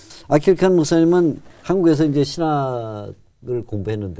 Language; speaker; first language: Korean; native; Korean